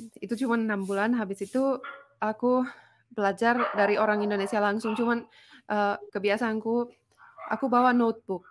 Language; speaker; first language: Indonesian; non-native, fluent; Finnish